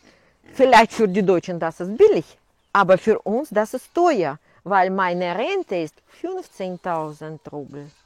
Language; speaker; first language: German; non-native, fluent; Russian